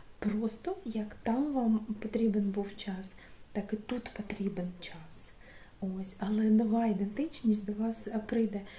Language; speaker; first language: Ukrainian; non-native, local second language; Russian